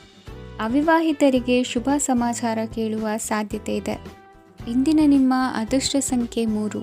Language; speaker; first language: Kannada; native; Kannada